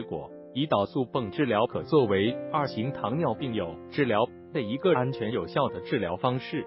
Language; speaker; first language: Chinese; native; Chinese